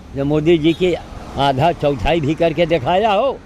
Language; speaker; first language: Hindi; native; Hindi